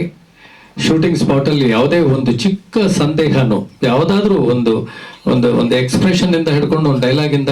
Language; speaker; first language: Kannada; native; Kannada